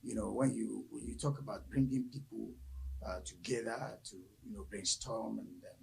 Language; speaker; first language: English; non-native, local second language; Yoruba